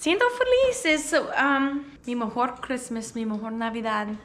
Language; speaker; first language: Spanish; non-native, learner; English